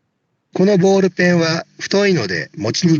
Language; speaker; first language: Japanese; non-native, learner; Indonesian